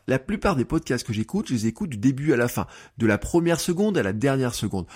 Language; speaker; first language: French; native; French